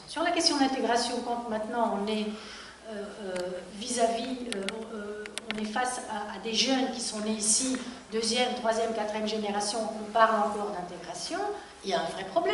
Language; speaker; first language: French; native; French